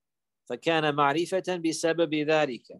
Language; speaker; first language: Arabic; non-native, fluent; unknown